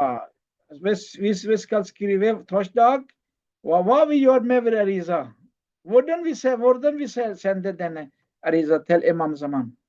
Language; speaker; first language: Norwegian; non-native, learner; Urdu